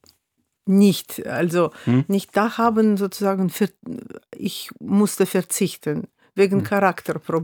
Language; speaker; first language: German; non-native, fluent; Russian